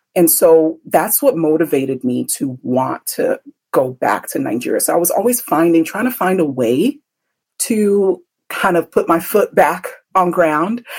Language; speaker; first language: English; early bilingual, other home language; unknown